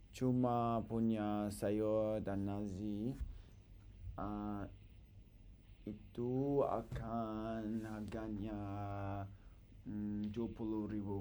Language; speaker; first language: Indonesian; non-native, learner; English